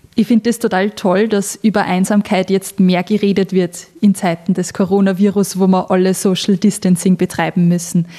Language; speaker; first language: German; native; German